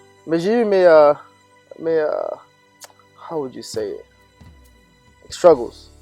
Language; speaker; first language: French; non-native, local second language; English